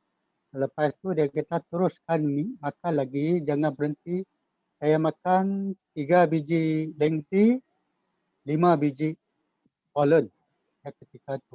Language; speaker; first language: Malay; native; Malay